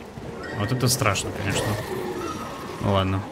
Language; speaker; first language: Russian; native; Russian